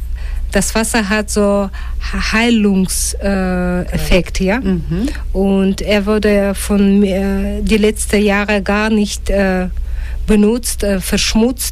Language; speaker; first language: German; non-native, fluent; Russian